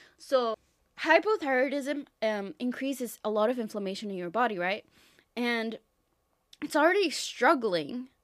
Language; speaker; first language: English; non-native, fluent; Spanish